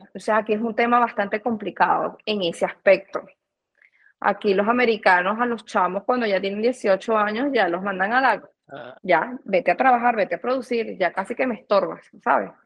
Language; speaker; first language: Spanish; native; Spanish